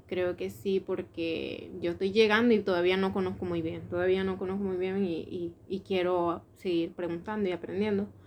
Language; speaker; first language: Spanish; native; Spanish